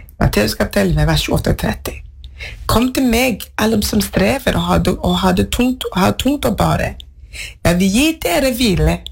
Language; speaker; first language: Norwegian; non-native, fluent; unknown